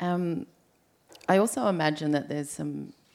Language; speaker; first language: English; native; English